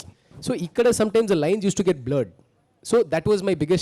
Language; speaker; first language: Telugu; early bilingual, heritage; Telugu